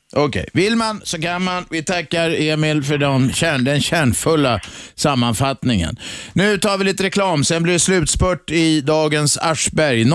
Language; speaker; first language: Swedish; native; Swedish